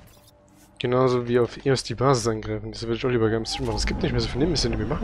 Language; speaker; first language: German; native; German